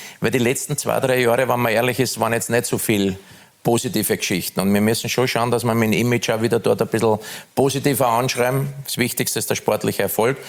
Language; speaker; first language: German; native; German